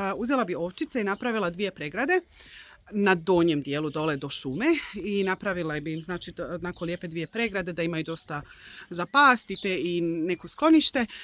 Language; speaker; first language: Bosnian; early bilingual, heritage; Croatian